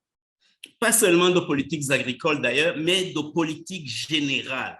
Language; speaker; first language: French; non-native, local second language; Rundi